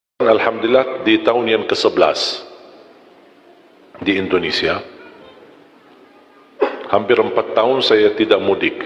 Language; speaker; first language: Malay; non-native, fluent; Arabic